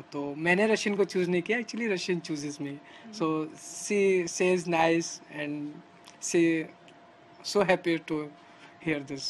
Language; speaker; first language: Hindi; native; Hindi